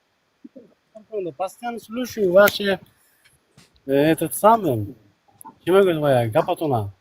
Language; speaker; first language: Russian; non-native, learner; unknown